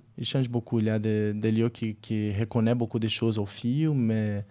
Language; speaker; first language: French; non-native, fluent; Portuguese